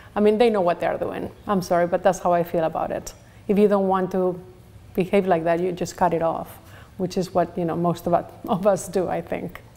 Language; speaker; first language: English; non-native, fluent; Spanish